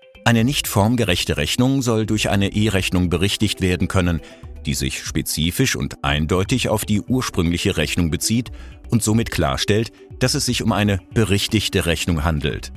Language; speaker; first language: German; native; German